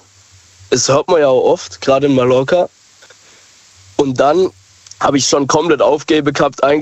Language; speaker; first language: German; native; German